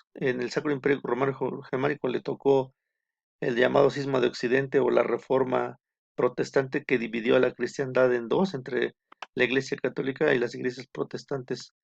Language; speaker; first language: Spanish; native; Spanish